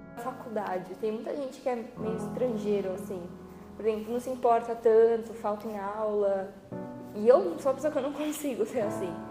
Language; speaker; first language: Portuguese; native; Portuguese